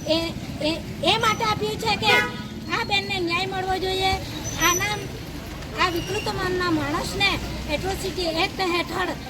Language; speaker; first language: Gujarati; non-native, local second language; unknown